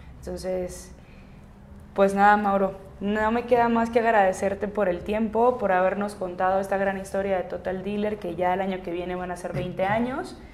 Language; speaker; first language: Spanish; native; Spanish